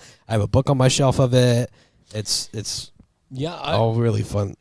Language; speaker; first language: English; native; English